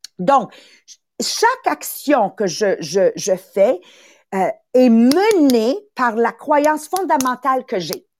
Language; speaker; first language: French; early bilingual, other home language; Italian